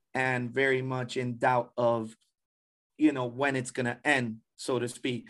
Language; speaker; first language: English; early bilingual, other home language; Spanish